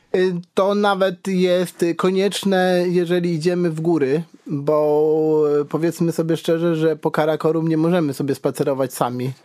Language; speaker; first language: Polish; native; Polish